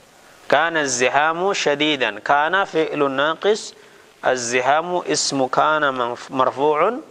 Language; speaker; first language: Arabic; non-native, fluent; Indonesian